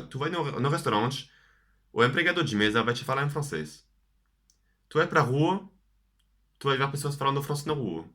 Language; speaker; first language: Portuguese; non-native, fluent; French